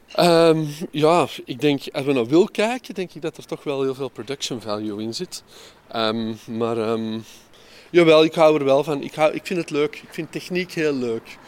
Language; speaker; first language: Dutch; native; Dutch